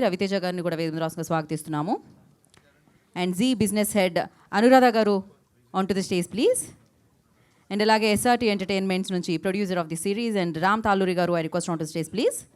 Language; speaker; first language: Telugu; native; Telugu